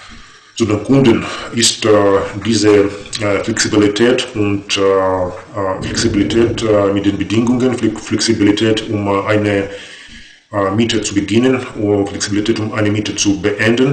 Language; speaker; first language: German; non-native, fluent; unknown